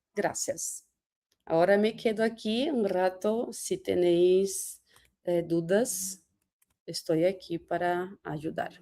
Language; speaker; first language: Spanish; non-native, fluent; Portuguese